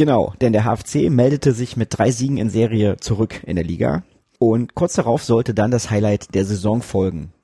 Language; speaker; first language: German; native; German